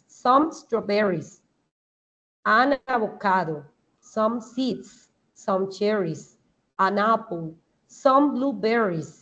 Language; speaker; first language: English; non-native, fluent; Spanish